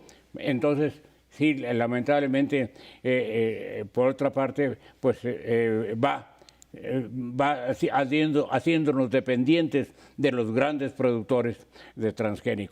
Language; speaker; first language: Spanish; native; Spanish